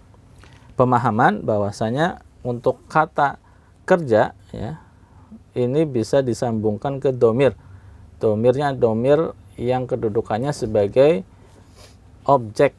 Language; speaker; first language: Indonesian; native; Indonesian